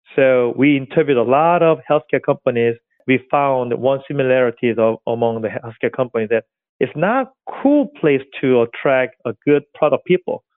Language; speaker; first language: English; non-native, fluent; Korean